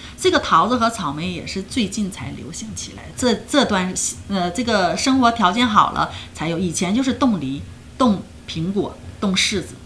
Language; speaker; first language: Chinese; native; Chinese